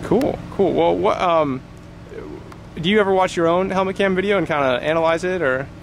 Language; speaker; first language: English; native; English